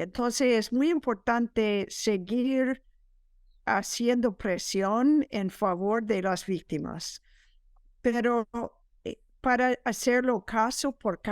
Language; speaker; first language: Spanish; non-native, fluent; English